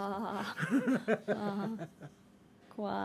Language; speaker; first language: Japanese; native; Japanese